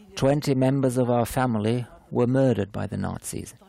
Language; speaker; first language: English; non-native, fluent; German